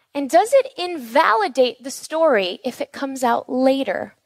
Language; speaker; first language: English; native; English